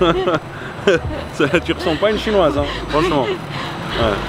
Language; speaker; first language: French; native; French